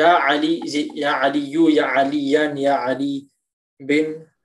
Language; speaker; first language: Arabic; non-native, fluent; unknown